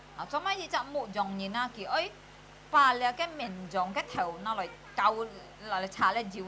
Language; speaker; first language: Chinese; early bilingual, heritage; Hakka Chinese